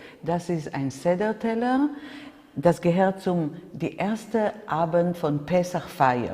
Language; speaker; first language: German; non-native, fluent; Hebrew